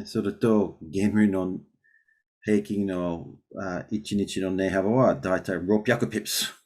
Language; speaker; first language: Japanese; non-native, learner; English